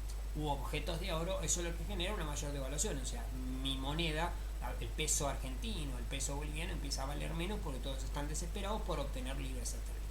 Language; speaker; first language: Spanish; native; Spanish